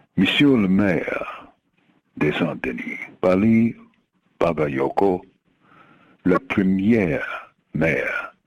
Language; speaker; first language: French; non-native, learner; English